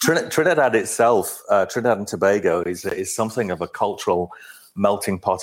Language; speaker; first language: English; native; English